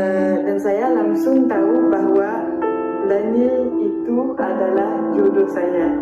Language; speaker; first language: Indonesian; non-native, fluent; French